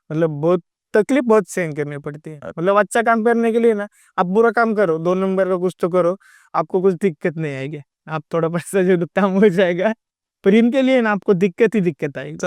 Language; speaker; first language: Hindi; non-native, local second language; Marathi